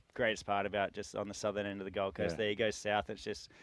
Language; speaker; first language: English; native; English